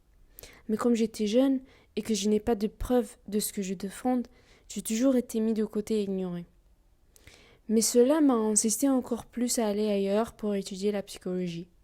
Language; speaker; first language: French; non-native, learner; Arabic